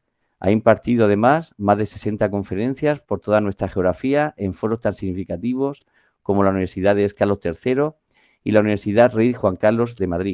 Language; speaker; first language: Spanish; native; Spanish